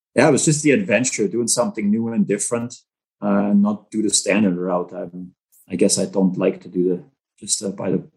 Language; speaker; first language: English; non-native, fluent; German